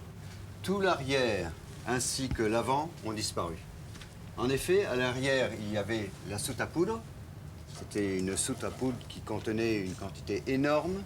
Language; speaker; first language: French; native; French